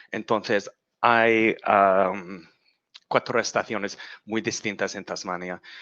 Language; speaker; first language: Spanish; non-native, learner; English